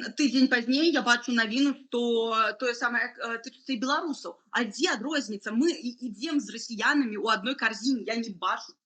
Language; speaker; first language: Belarusian; non-native, local second language; Russian